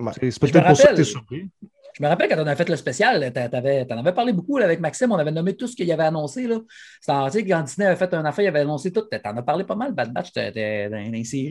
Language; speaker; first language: French; native; French